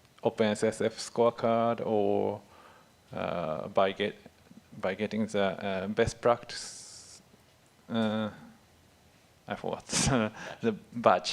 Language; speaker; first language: English; non-native, fluent; Japanese